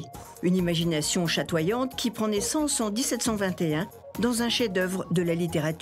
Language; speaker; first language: French; native; French